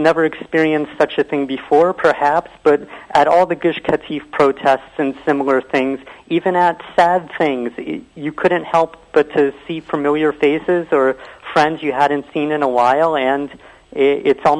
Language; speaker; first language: English; native; English